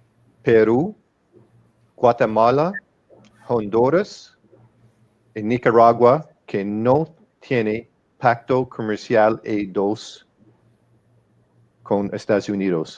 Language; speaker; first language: Spanish; non-native, fluent; English